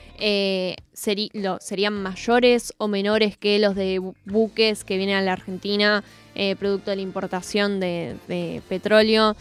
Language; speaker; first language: Spanish; native; Spanish